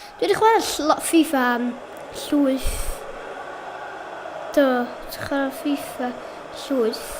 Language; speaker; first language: Welsh; native; Welsh